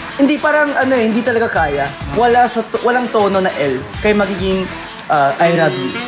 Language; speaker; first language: Filipino; early bilingual, heritage; Japanese